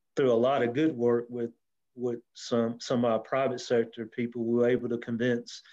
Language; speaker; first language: English; native; English